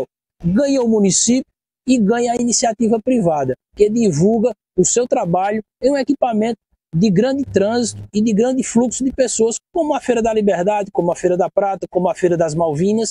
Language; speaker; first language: Portuguese; native; Portuguese